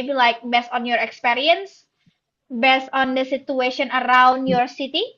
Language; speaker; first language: English; non-native, learner; Indonesian